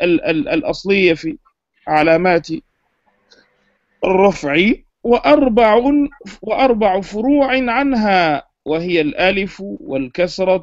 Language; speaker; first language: Arabic; non-native, fluent; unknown